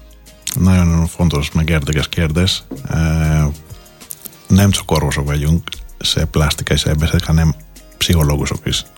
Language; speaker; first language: Hungarian; non-native, learner; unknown